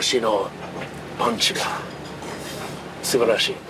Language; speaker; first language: Japanese; non-native, learner; English